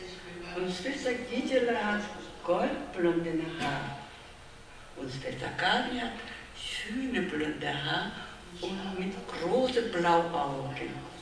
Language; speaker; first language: German; non-native, fluent; Korean